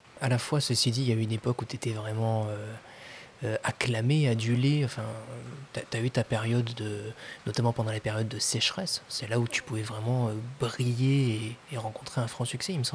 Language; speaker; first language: French; native; French